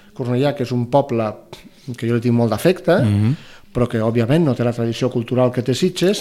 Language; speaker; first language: Catalan; non-native, local second language; Spanish